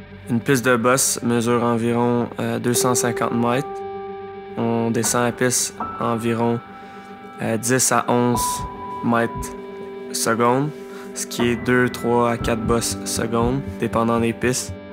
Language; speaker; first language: French; native; French